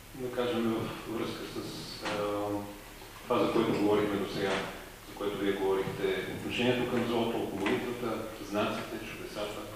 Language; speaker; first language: Bulgarian; native; Bulgarian